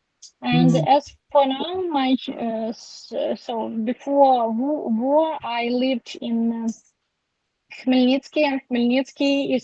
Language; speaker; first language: English; non-native, learner; Ukrainian